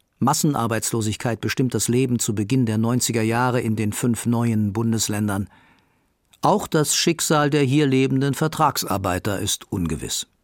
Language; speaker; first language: German; native; German